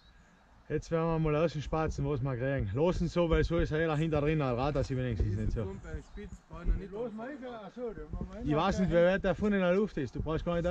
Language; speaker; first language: German; native; German